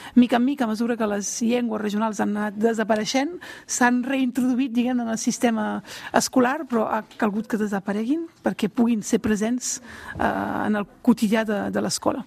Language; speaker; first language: Catalan; non-native, local second language; French